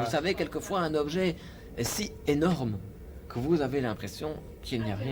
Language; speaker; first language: French; native; French